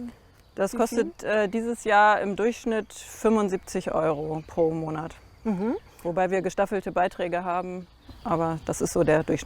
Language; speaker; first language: German; native; German